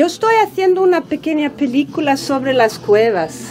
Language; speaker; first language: Spanish; non-native, fluent; Swedish